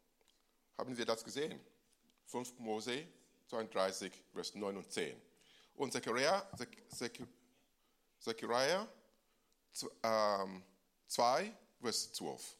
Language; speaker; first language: German; non-native, fluent; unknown